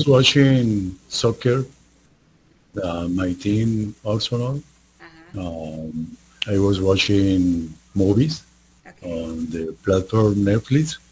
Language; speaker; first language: English; non-native, learner; Spanish